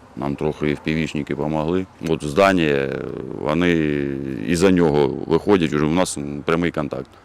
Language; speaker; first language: Ukrainian; non-native, local second language; Russian